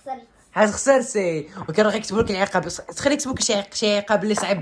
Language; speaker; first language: Arabic; native; Arabic